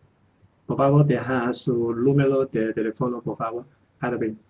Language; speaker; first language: Spanish; non-native, learner; Chinese